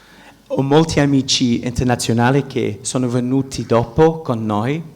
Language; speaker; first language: Italian; non-native, fluent; English